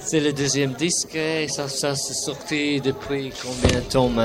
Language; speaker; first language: French; non-native, fluent; English